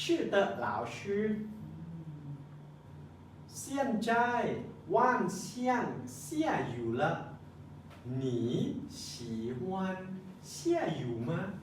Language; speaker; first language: Chinese; non-native, learner; Lao